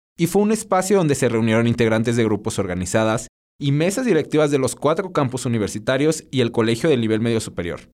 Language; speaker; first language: Spanish; native; Spanish